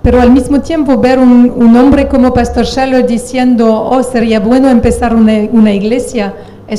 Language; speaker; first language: Spanish; non-native, fluent; French